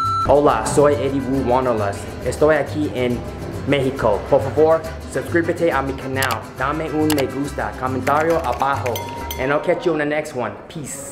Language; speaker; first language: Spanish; non-native, learner; English